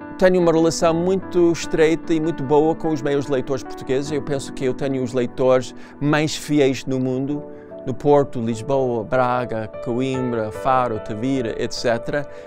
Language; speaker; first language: Portuguese; non-native, fluent; English